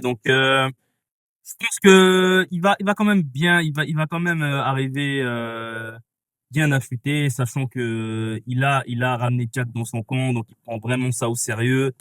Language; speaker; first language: French; native; French